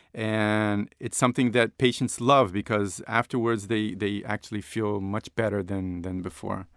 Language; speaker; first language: English; non-native, fluent; Portuguese